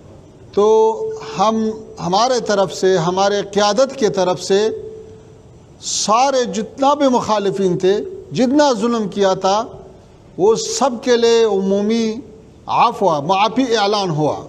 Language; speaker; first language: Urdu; non-native, fluent; Pashto